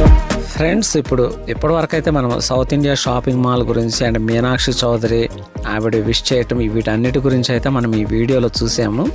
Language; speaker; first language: Telugu; native; Telugu